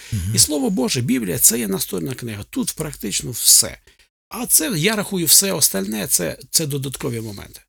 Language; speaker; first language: Ukrainian; native; Ukrainian